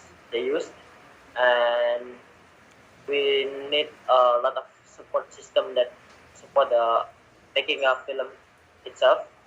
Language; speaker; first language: English; non-native, learner; Indonesian